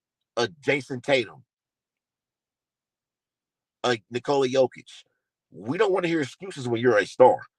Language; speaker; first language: English; native; English